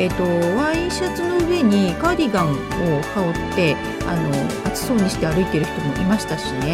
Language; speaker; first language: Japanese; native; Japanese